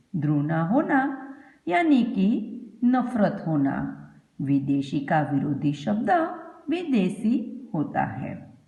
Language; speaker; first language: Hindi; non-native, local second language; Gujarati